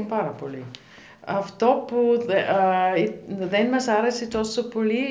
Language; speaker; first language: Greek; non-native, learner; German